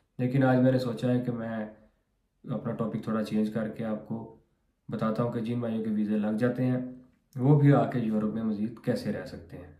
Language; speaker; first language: Urdu; non-native, local second language; Punjabi